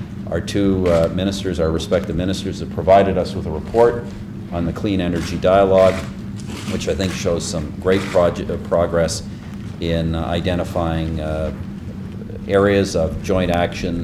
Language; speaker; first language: English; native; English